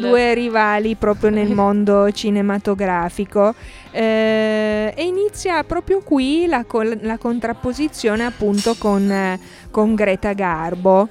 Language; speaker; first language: Italian; native; Italian